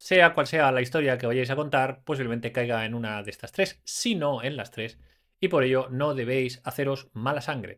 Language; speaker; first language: Spanish; native; Spanish